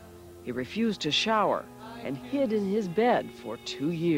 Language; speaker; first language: English; native; English